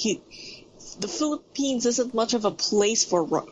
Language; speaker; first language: English; non-native, local second language; Filipino